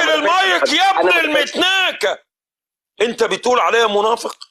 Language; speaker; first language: Arabic; native; Arabic